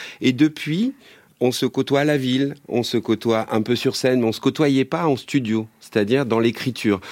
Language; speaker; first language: French; native; French